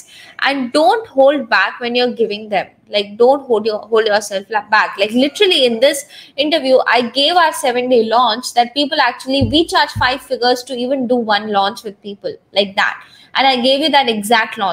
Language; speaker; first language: English; non-native, local second language; Hindi